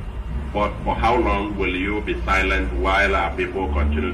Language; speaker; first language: English; non-native, local second language; Igbo